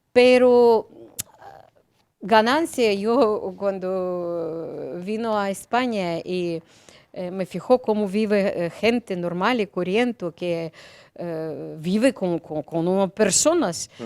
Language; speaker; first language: Spanish; non-native, learner; Ukrainian